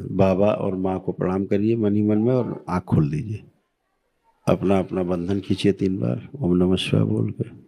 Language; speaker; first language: Hindi; native; Hindi